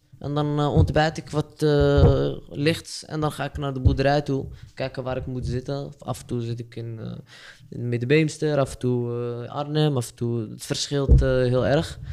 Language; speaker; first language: Dutch; early bilingual, other home language; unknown